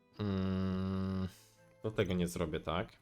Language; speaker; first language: Polish; native; Polish